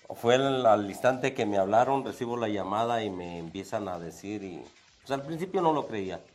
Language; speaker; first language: Spanish; native; Spanish